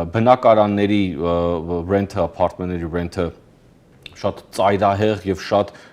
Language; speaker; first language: Armenian; early bilingual, heritage; Armenian